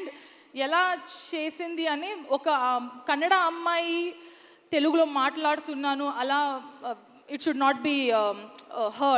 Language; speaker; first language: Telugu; non-native, learner; Kannada